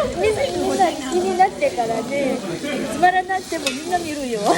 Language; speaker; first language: Japanese; non-native, learner; Mizo